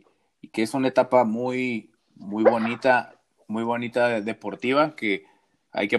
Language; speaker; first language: Spanish; native; Spanish